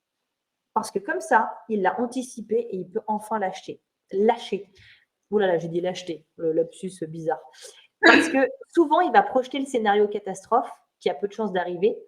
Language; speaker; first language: French; native; French